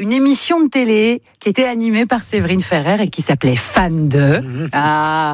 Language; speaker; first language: French; native; French